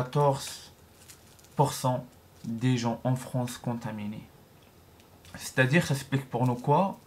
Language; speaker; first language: French; non-native, learner; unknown